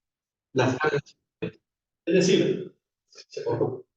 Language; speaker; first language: Spanish; native; Spanish